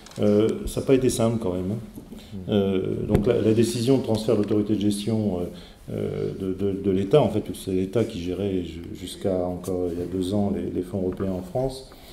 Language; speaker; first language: French; native; French